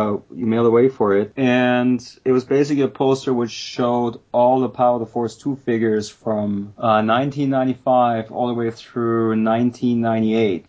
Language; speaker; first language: English; non-native, fluent; German